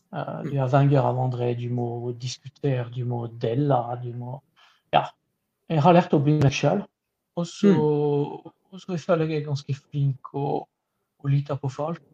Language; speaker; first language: Norwegian; non-native, fluent; French